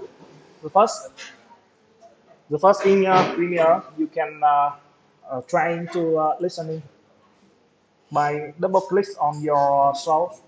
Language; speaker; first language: English; non-native, local second language; Vietnamese